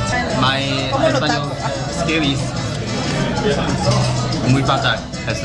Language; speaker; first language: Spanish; non-native, learner; Korean